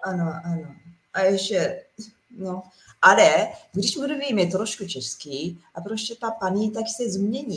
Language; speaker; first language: Czech; non-native, learner; Japanese